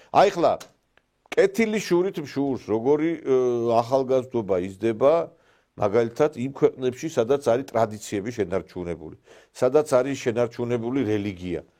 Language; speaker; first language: Georgian; native; Georgian